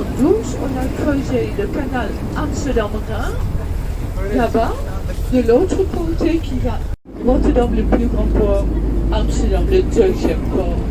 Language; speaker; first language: French; non-native, fluent; Dutch